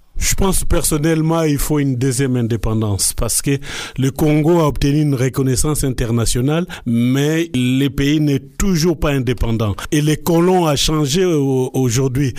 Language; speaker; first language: French; non-native, local second language; Lingala